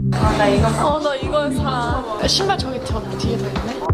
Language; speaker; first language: Korean; early bilingual, heritage; English